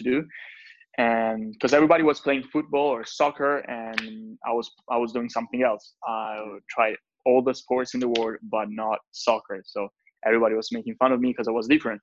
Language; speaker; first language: English; non-native, fluent; Italian